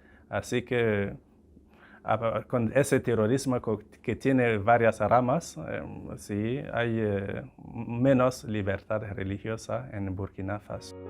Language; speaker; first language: Spanish; non-native, fluent; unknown